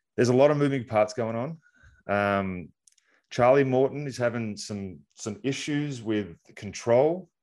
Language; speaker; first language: English; native; English